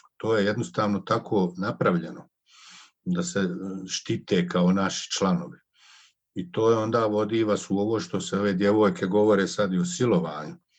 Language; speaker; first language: Bosnian; native; Bosnian